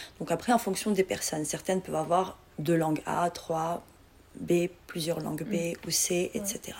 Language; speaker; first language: French; non-native, local second language; Arabic